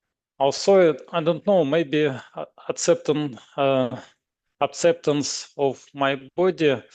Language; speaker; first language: English; non-native, learner; Russian